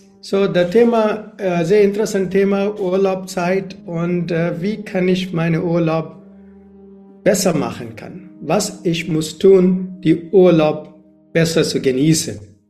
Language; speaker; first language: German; non-native, learner; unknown